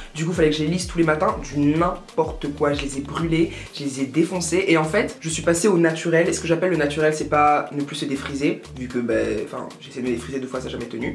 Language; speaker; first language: French; native; French